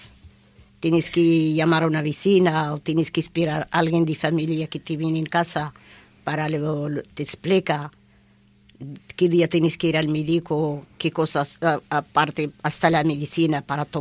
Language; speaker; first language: Spanish; non-native, learner; Arabic